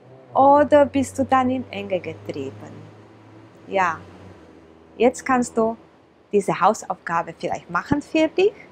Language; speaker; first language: German; non-native, fluent; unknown